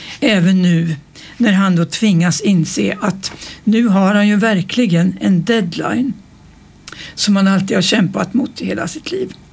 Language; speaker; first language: Swedish; native; Swedish